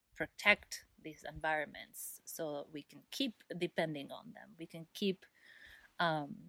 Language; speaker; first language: English; non-native, fluent; Spanish